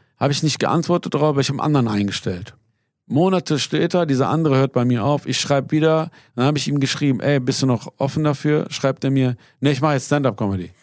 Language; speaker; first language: German; early bilingual, other home language; Persian